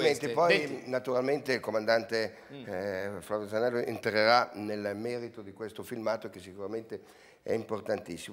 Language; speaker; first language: Italian; native; Italian